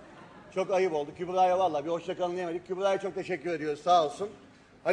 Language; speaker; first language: Turkish; native; Turkish